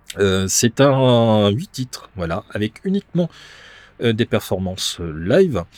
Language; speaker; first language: French; native; French